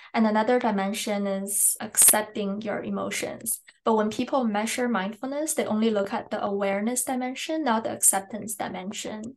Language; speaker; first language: English; non-native, fluent; Chinese